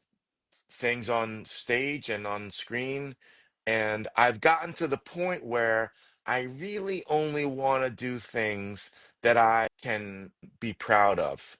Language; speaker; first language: English; native; English